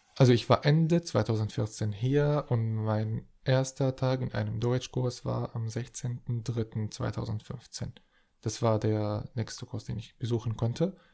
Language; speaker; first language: German; non-native, fluent; Arabic